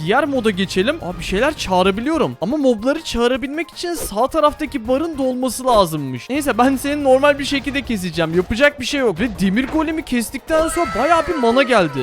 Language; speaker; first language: Turkish; native; Turkish